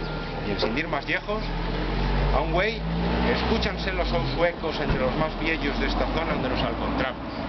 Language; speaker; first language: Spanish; native; Spanish